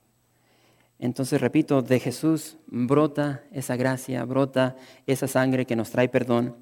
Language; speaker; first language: Spanish; native; Spanish